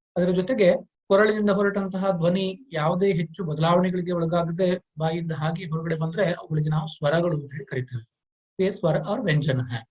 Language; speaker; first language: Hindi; non-native, local second language; Kannada